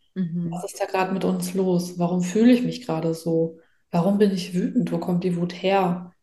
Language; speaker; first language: German; native; German